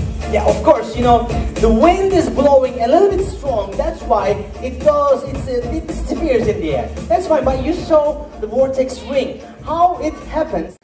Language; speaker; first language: English; non-native, fluent; Turkish